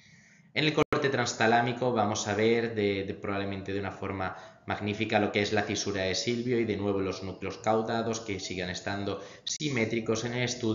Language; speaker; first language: Spanish; native; Spanish